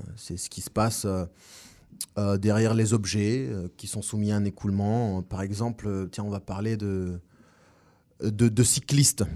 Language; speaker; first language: French; non-native, fluent; Spanish